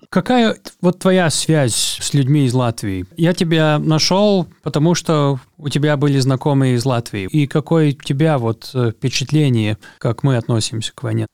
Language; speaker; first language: Russian; non-native, local second language; Latvian